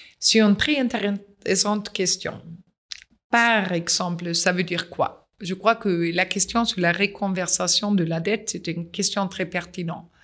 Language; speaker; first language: French; non-native, fluent; German